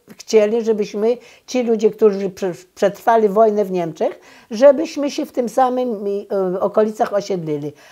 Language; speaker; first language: Polish; native; Polish